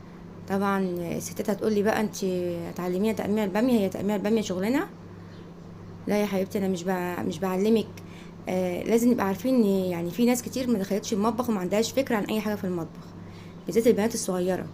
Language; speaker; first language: Arabic; native; Arabic